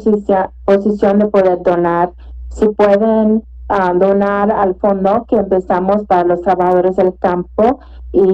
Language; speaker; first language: Spanish; early bilingual, heritage; Spanish